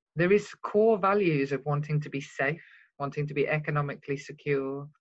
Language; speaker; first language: English; native; English